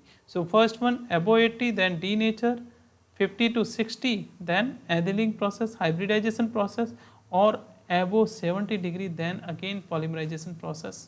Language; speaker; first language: English; non-native, local second language; Hindi